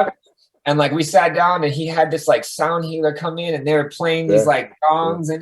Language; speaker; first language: English; native; English